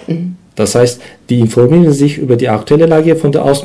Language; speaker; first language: German; non-native, learner; Turkish